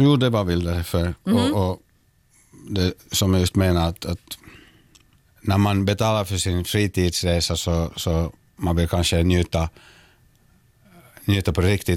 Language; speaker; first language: Swedish; non-native, local second language; Finnish